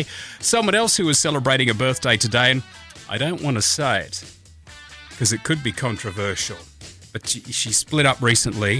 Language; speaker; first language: English; native; English